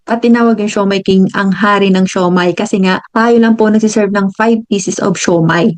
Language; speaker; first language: Filipino; non-native, local second language; Hiligaynon